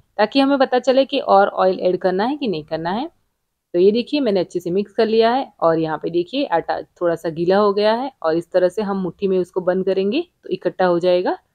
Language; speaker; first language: Hindi; non-native, local second language; Gujarati